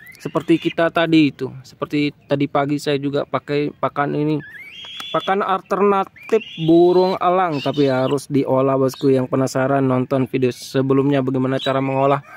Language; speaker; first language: Indonesian; native; Indonesian